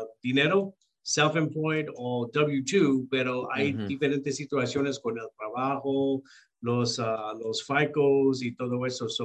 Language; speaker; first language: Spanish; early bilingual, heritage; Spanish